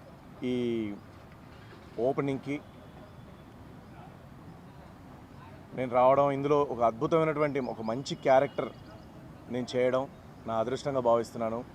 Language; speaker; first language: Telugu; native; Telugu